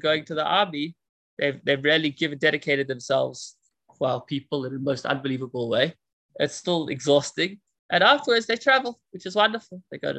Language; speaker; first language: English; native; English